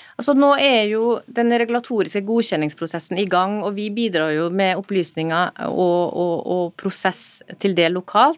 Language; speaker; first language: Norwegian; native; Norwegian